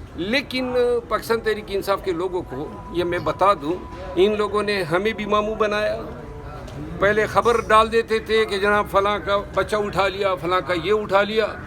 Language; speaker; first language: Urdu; non-native, local second language; Pashto